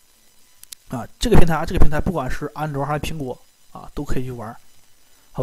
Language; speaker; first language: Chinese; native; Chinese